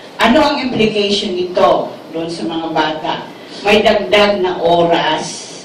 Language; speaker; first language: Filipino; non-native, local second language; Waray